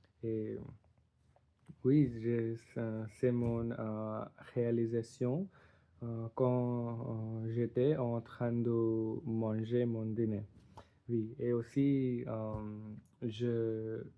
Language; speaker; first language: French; non-native, learner; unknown